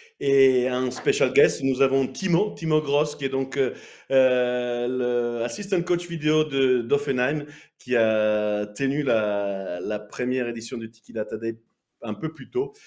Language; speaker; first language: French; native; French